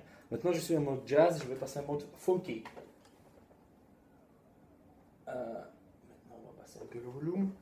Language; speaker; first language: French; non-native, fluent; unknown